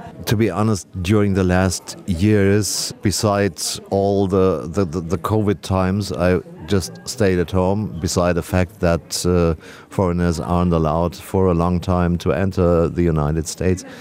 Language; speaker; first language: English; non-native, fluent; German